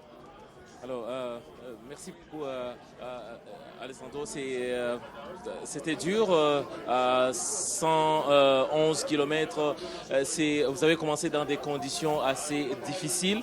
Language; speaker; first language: French; non-native, local second language; Kinyarwanda